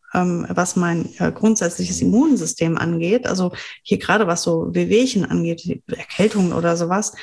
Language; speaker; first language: German; non-native, fluent; French